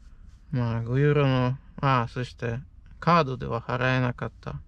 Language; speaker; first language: Japanese; non-native, fluent; Polish